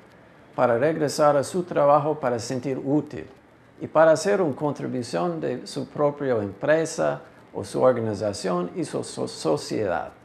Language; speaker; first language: Spanish; non-native, fluent; English